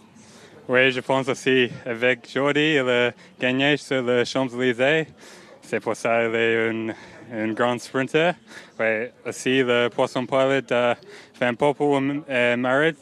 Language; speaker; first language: French; non-native, learner; English